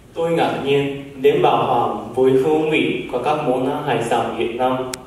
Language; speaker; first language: Vietnamese; non-native, learner; Japanese